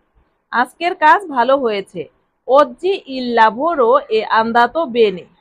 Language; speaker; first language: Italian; non-native, fluent; Bangla